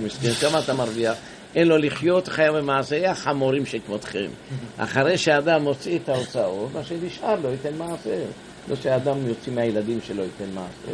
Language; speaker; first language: Hebrew; non-native, fluent; Persian